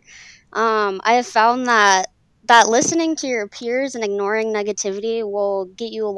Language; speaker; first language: English; native; English